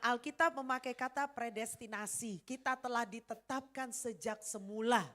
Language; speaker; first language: Indonesian; native; Indonesian